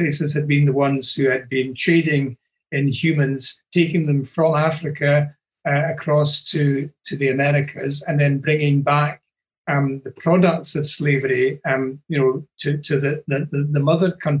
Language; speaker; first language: English; native; English